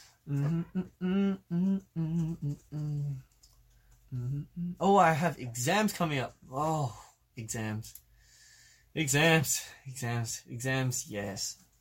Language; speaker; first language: English; early bilingual, other home language; Korean